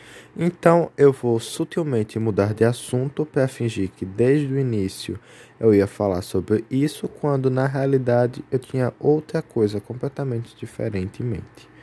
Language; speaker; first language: Portuguese; native; Portuguese